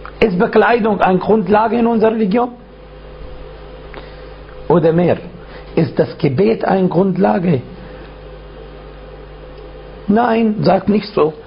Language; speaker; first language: German; non-native, fluent; Arabic